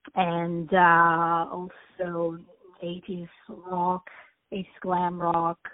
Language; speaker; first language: English; early bilingual, other home language; Italian